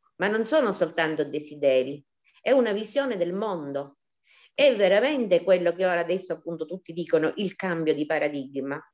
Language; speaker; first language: Italian; native; Italian